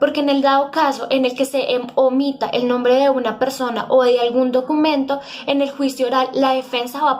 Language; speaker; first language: Spanish; native; Spanish